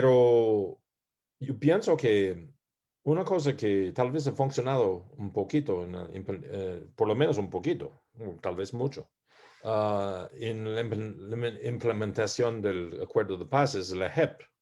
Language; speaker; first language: Spanish; non-native, learner; English